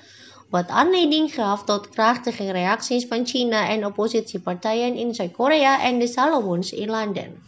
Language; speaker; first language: Dutch; non-native, fluent; Indonesian